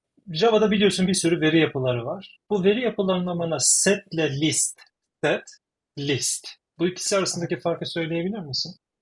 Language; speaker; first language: Turkish; native; Turkish